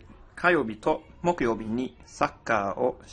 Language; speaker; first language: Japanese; non-native, fluent; English